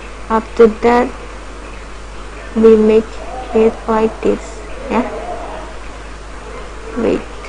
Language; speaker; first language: English; non-native, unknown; Indonesian